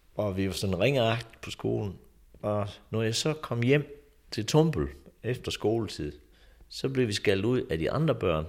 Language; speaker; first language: Danish; native; Danish